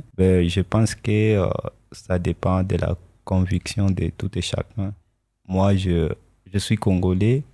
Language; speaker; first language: French; non-native, local second language; Swahili